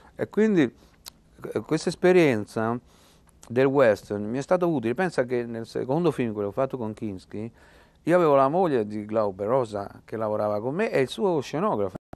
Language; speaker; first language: Italian; native; Italian